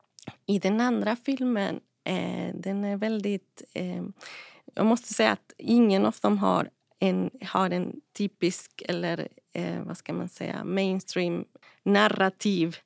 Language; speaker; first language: Swedish; non-native, fluent; Spanish